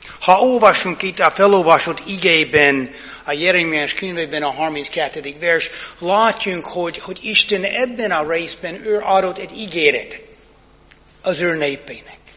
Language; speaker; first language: Hungarian; non-native, fluent; English